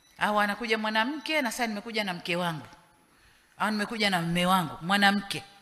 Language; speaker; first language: Swahili; native; Swahili